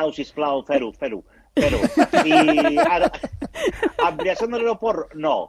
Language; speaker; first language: Catalan; non-native, local second language; Spanish